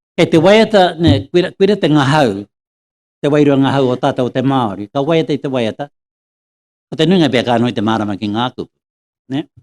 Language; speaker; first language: Māori; native; Māori